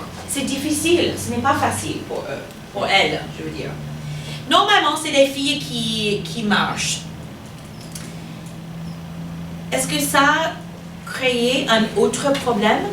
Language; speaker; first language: French; non-native, fluent; English